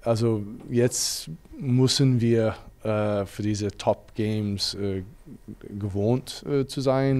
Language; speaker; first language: German; non-native, fluent; English